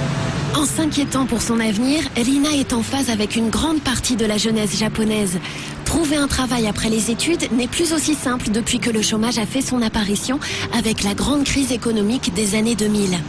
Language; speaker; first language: French; native; French